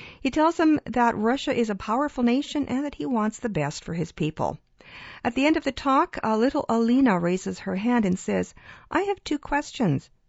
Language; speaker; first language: English; early bilingual, other home language; Ukrainian